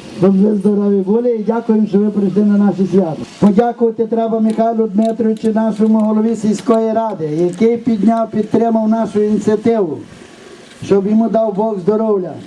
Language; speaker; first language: Ukrainian; native; Ukrainian